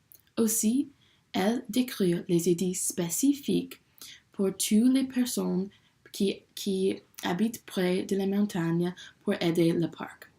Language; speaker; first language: French; non-native, learner; English